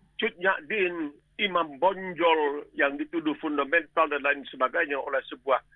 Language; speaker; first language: Indonesian; native; Indonesian